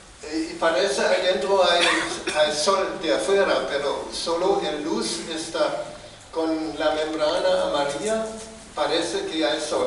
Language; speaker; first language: Spanish; non-native, fluent; German